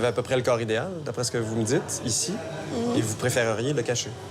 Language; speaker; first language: French; native; French